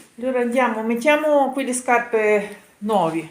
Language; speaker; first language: Italian; non-native, learner; Ukrainian